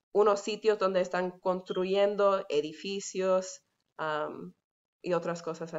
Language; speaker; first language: Spanish; non-native, fluent; English